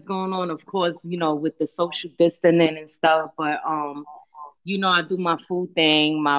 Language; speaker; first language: English; native; English